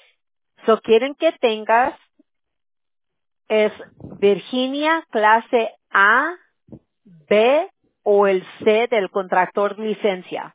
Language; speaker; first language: Spanish; early bilingual, other home language; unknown